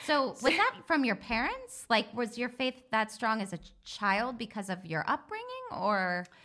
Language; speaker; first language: English; native; English